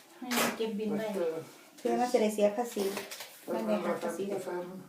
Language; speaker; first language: Swedish; non-native, learner; Thai